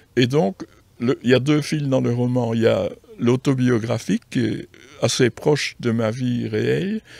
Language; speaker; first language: French; native; French